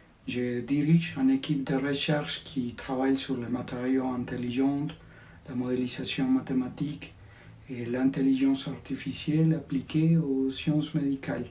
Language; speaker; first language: French; non-native, fluent; Spanish